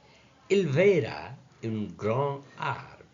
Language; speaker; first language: French; non-native, learner; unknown